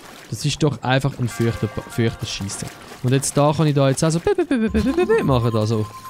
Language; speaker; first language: German; native; German